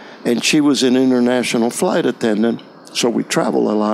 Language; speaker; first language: English; non-native, fluent; Spanish